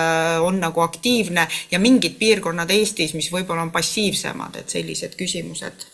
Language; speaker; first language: Estonian; native; Estonian